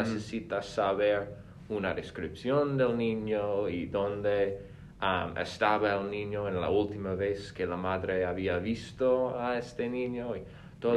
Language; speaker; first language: Spanish; non-native, fluent; English